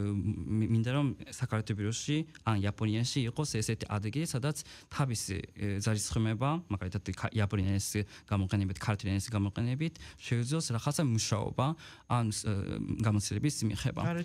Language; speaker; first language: Georgian; non-native, fluent; Japanese